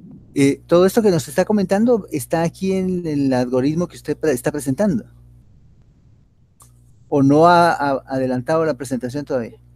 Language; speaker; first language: Spanish; native; Spanish